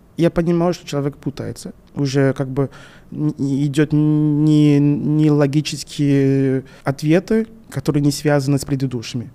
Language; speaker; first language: Russian; non-native, fluent; French